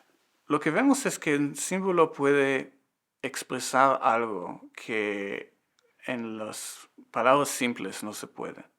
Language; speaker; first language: Spanish; non-native, fluent; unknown